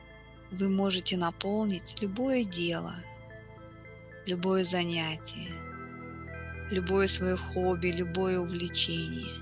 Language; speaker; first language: Russian; native; Russian